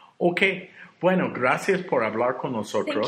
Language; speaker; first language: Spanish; non-native, learner; English